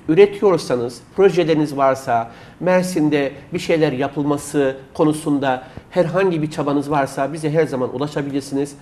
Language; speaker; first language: Turkish; native; Turkish